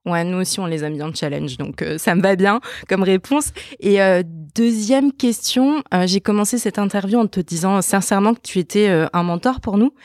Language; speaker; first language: French; native; French